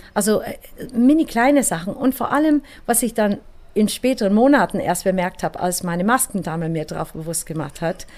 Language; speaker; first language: German; non-native, fluent; English